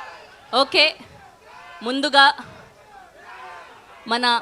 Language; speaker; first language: Telugu; native; Telugu